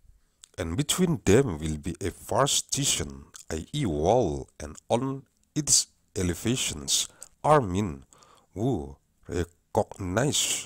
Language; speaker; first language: English; non-native, learner; Indonesian